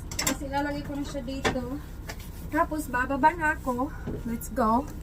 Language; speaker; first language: Filipino; non-native, local second language; Waray